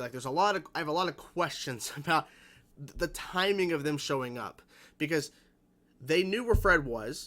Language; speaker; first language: English; native; English